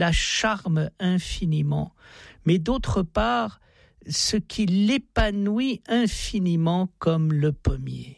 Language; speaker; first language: French; native; French